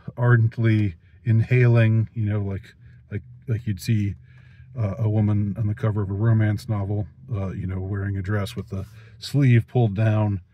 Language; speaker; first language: English; native; English